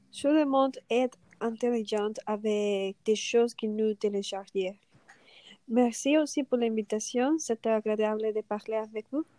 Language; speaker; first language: French; non-native, learner; Spanish